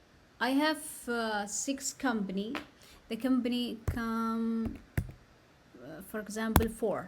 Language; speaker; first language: English; non-native, learner; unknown